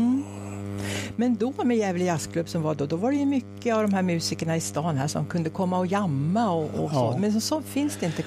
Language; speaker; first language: Swedish; native; Swedish